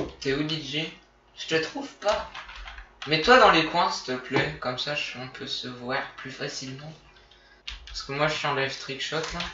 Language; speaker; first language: French; native; French